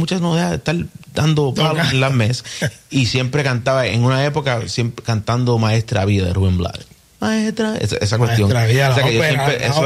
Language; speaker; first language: Spanish; early bilingual, heritage; Spanish